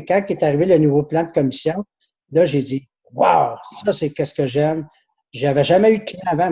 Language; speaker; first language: French; native; French